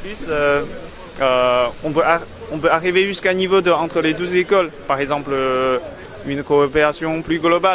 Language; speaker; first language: French; non-native, fluent; Chinese